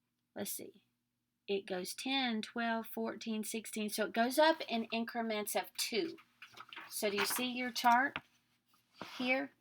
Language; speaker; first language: English; native; English